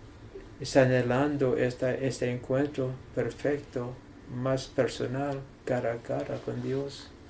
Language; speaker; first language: Spanish; non-native, learner; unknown